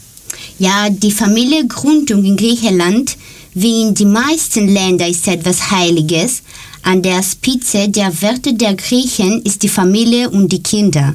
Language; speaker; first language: German; non-native, learner; Greek